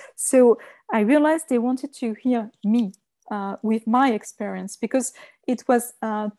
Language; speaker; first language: English; non-native, learner; French